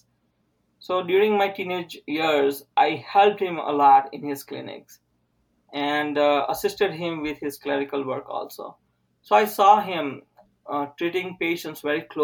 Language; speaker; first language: English; non-native, local second language; Gujarati